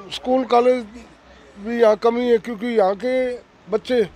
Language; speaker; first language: Hindi; native; Hindi